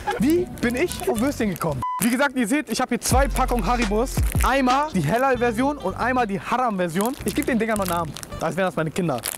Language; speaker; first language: German; early bilingual, other home language; Turkish